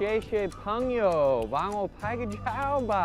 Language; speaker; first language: Chinese; non-native, learner; English